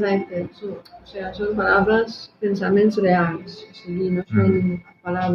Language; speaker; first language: Catalan; non-native, local second language; Spanish